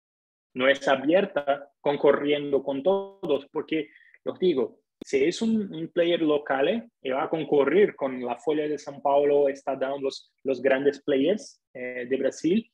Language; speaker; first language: Spanish; non-native, fluent; Portuguese